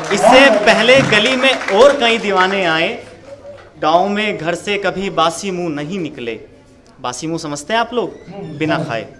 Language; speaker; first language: Hindi; native; Hindi